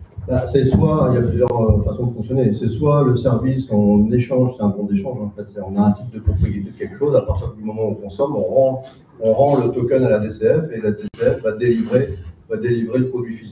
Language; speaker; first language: French; native; French